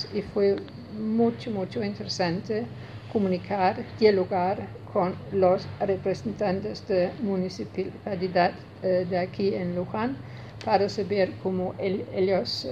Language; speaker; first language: Spanish; non-native, learner; Danish